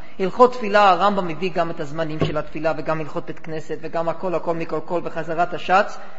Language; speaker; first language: Hebrew; non-native, fluent; English